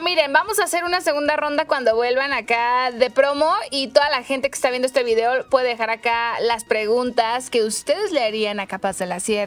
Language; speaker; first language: Spanish; native; Spanish